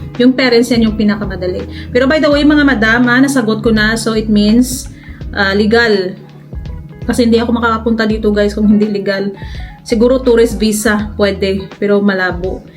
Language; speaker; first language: Filipino; native; Filipino